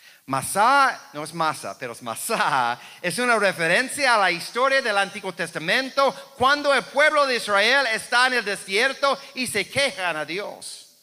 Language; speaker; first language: Spanish; non-native, fluent; English